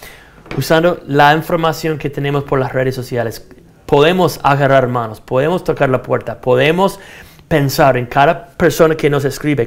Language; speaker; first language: Spanish; non-native, fluent; English